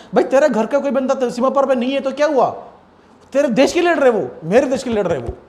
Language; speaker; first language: Hindi; non-native, local second language; Malayalam